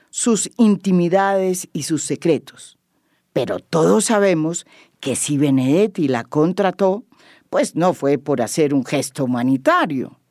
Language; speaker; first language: Spanish; native; Spanish